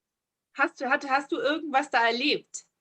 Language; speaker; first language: German; early bilingual, other home language; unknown